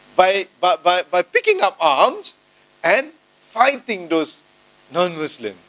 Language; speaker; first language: English; non-native, local second language; Malay